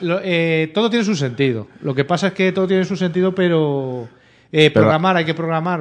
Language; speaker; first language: Spanish; native; Spanish